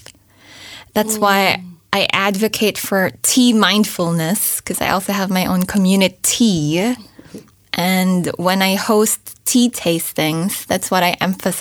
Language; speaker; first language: English; native; English